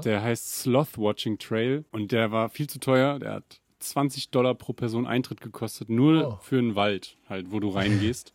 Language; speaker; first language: German; native; German